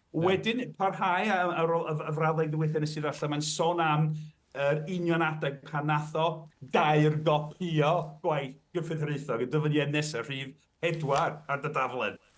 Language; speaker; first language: Welsh; native; Welsh